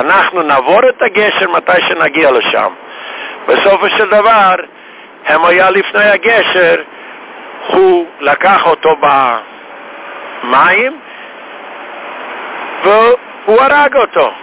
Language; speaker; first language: Hebrew; non-native, fluent; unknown